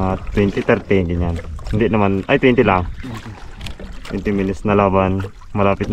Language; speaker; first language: Filipino; non-native, local second language; Hiligaynon